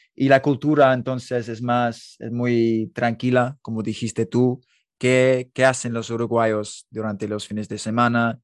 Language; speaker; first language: Spanish; non-native, learner; English